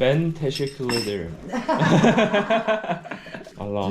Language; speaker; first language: Turkish; non-native, learner; Korean